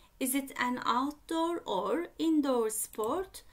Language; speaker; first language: English; non-native, fluent; Turkish